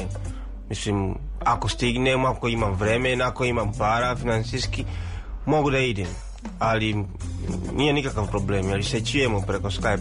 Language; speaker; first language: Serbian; non-native, fluent; Swahili